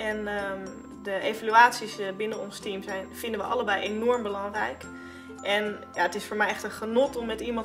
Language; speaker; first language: Dutch; native; Dutch